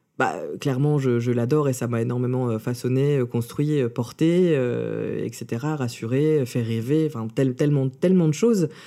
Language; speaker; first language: French; early bilingual, other home language; Russian